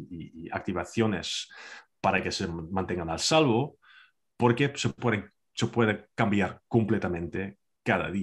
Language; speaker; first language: Spanish; non-native, fluent; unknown